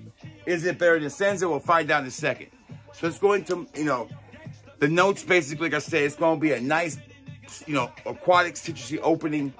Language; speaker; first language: English; native; English